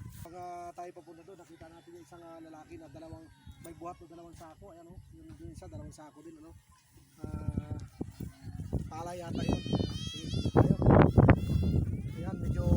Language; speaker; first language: Filipino; native; Filipino